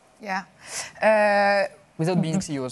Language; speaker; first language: English; non-native, fluent; French